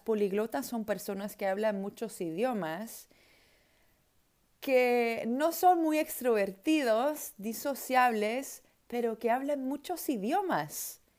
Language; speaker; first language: Spanish; non-native, fluent; Dutch